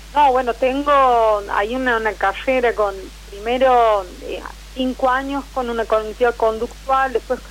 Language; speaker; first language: Spanish; native; Spanish